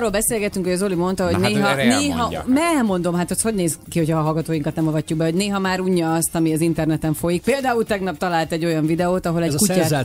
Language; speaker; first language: Hungarian; native; Hungarian